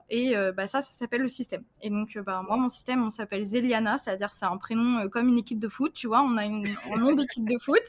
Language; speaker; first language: French; early bilingual, other home language; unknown